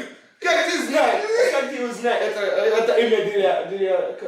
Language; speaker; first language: Russian; non-native, learner; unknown